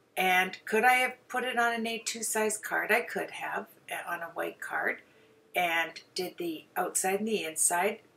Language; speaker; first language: English; native; English